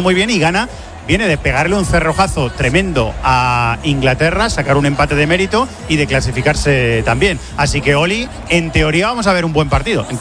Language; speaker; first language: Spanish; native; Spanish